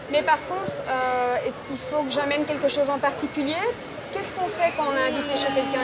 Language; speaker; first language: French; native; French